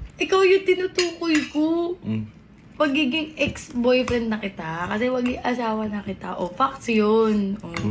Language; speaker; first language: Filipino; native; Filipino